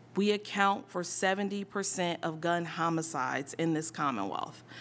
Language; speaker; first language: English; native; English